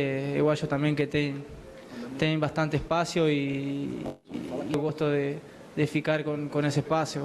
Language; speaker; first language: Portuguese; non-native, learner; Spanish